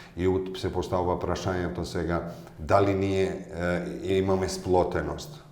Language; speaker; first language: Macedonian; non-native, local second language; Albanian